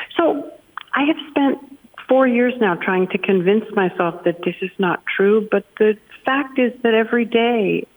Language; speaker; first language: English; native; English